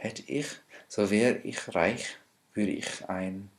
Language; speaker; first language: German; non-native, fluent; English